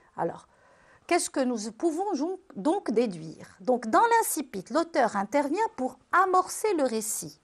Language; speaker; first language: French; non-native, local second language; Arabic